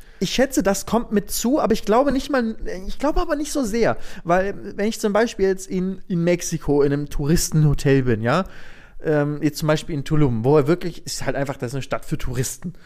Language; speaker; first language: German; native; German